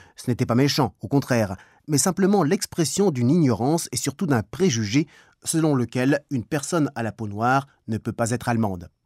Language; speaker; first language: French; native; French